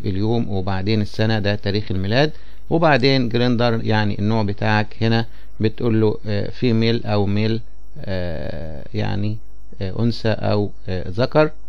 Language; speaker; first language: Arabic; native; Arabic